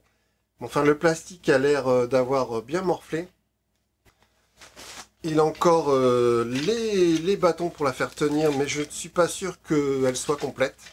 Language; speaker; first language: French; native; French